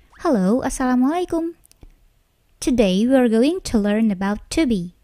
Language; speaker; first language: English; non-native, fluent; Indonesian